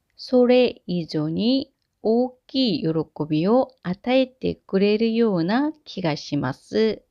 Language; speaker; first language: Japanese; non-native, fluent; Korean